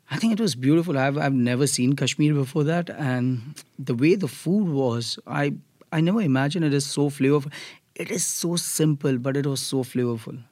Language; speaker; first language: English; non-native, local second language; Gujarati